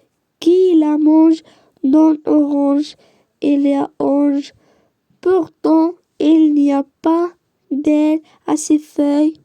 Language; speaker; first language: French; non-native, learner; Arabic